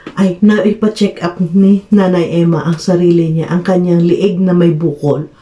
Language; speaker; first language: Filipino; native; Filipino